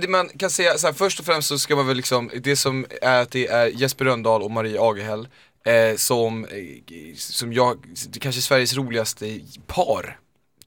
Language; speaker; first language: Swedish; native; Swedish